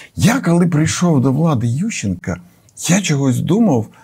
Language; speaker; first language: Ukrainian; native; Ukrainian